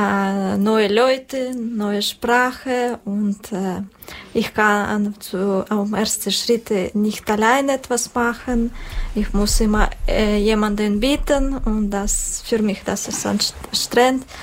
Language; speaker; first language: German; non-native, learner; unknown